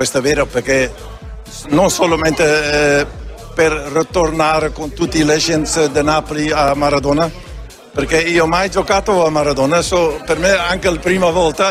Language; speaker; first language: Italian; non-native, learner; Dutch